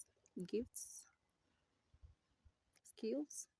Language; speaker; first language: English; non-native, local second language; Swahili